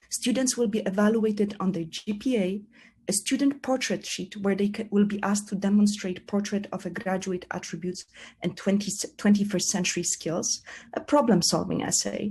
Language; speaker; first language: English; non-native, fluent; Polish